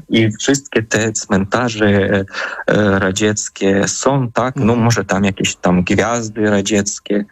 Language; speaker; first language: Polish; non-native, fluent; Ukrainian